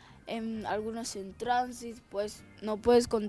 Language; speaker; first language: Spanish; early bilingual, other home language; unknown